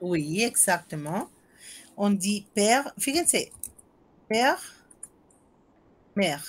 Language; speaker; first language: French; non-native, fluent; Spanish